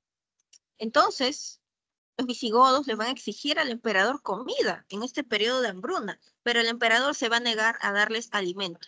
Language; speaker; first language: Spanish; native; Spanish